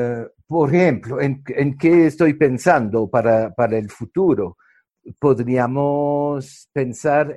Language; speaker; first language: Spanish; non-native, fluent; French